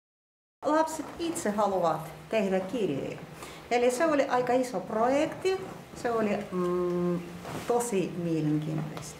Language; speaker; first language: Finnish; non-native, fluent; Russian